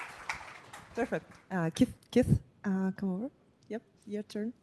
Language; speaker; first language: English; non-native, fluent; Russian